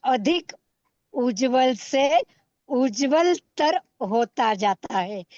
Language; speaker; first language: Hindi; non-native, local second language; Marathi